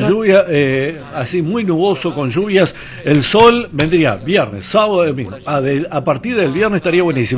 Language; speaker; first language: Spanish; native; Spanish